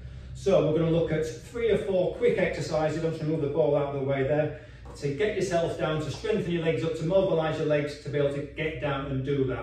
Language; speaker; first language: English; native; English